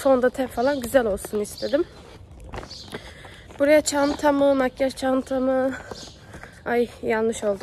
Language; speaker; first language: Turkish; early bilingual, heritage; Turkish